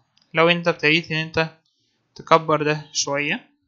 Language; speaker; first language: Arabic; native; Arabic